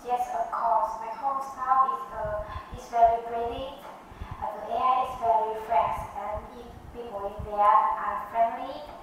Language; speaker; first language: English; non-native, learner; Vietnamese